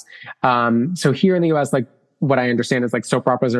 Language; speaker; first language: English; non-native, fluent; Spanish